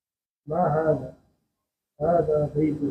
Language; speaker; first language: Arabic; non-native, learner; English